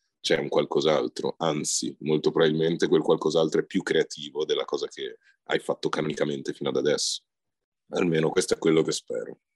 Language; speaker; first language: Italian; early bilingual, other home language; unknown